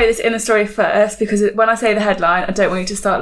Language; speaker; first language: English; native; English